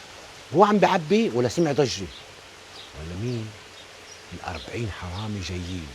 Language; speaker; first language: Arabic; native; Arabic